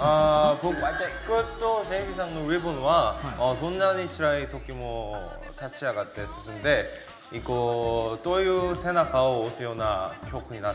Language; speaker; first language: Japanese; non-native, learner; Korean